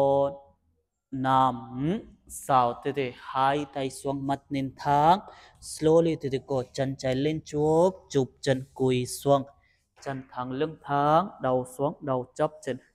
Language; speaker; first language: Vietnamese; non-native, learner; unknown